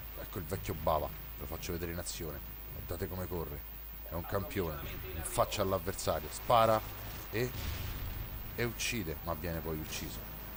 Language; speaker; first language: Italian; native; Italian